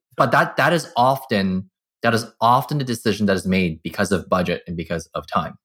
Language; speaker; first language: English; native; English